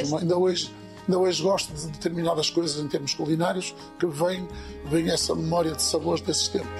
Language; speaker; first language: Portuguese; native; Portuguese